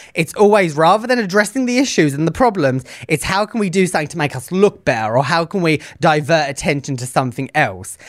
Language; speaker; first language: English; native; English